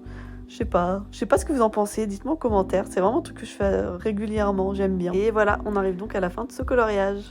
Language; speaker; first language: French; native; French